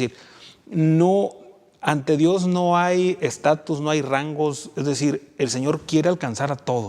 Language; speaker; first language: Spanish; native; Spanish